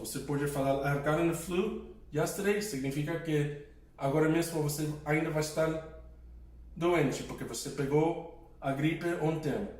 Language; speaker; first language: Portuguese; non-native, fluent; English